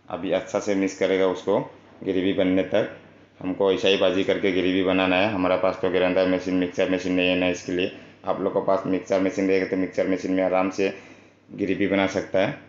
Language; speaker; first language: Hindi; non-native, local second language; Manipuri